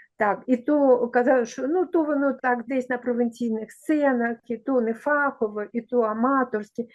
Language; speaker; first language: Ukrainian; native; Ukrainian